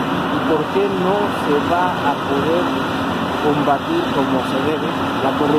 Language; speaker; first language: Spanish; native; Spanish